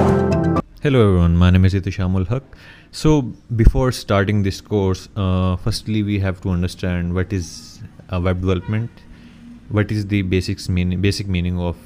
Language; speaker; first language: English; non-native, local second language; Urdu